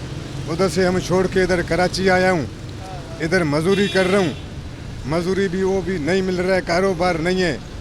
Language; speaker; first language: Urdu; non-native, local second language; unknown